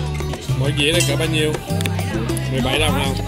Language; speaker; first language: Vietnamese; early bilingual, heritage; Vietnamese